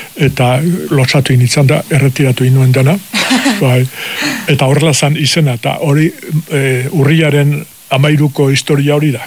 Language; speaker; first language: Basque; native; Basque